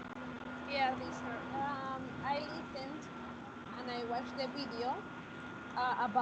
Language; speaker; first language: English; non-native, learner; Spanish